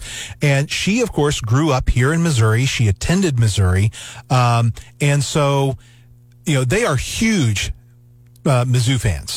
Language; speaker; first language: English; native; English